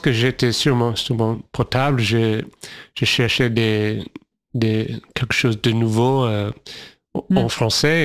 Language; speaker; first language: French; non-native, fluent; English